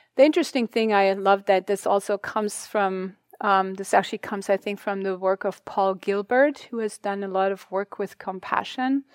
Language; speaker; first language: English; non-native, fluent; German